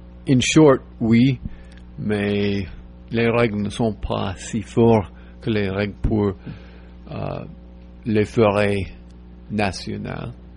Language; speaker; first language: French; non-native, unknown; English